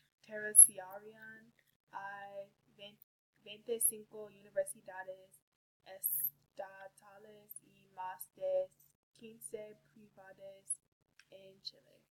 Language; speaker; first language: Spanish; non-native, learner; English